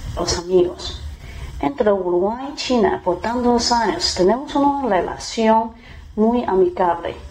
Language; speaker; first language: Spanish; non-native, fluent; Chinese